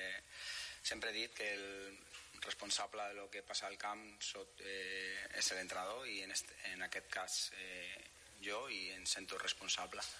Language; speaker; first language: Catalan; non-native, fluent; Spanish